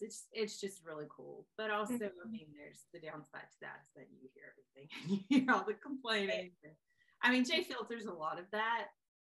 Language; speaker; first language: English; native; English